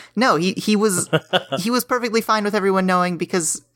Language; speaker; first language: English; native; English